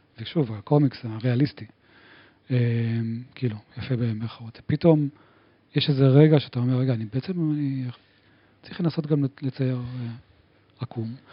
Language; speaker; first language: Hebrew; native; Hebrew